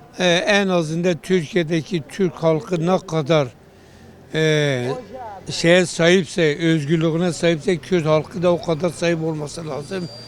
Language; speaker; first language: Turkish; non-native, local second language; Kurdish